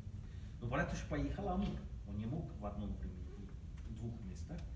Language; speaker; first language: Russian; non-native, learner; Hungarian